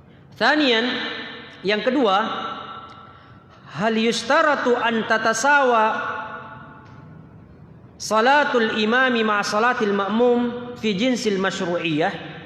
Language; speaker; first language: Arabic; non-native, fluent; Indonesian